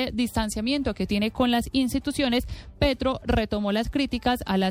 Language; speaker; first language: Spanish; native; Spanish